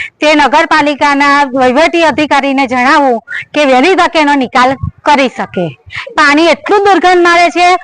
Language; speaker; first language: Gujarati; native; Gujarati